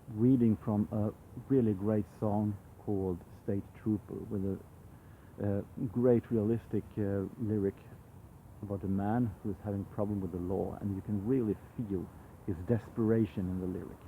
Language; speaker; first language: English; non-native, fluent; Swedish